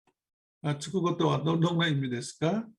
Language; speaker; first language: Japanese; non-native, fluent; Indonesian